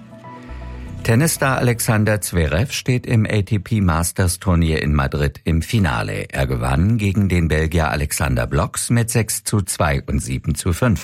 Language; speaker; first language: German; native; German